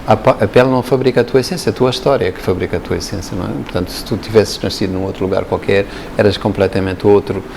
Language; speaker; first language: Portuguese; native; Portuguese